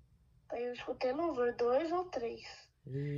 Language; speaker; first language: Portuguese; early bilingual, heritage; Portuguese